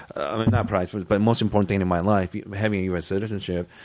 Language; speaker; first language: English; early bilingual, other home language; Japanese